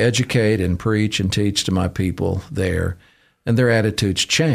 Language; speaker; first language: English; native; English